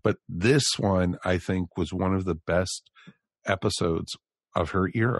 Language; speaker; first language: English; native; English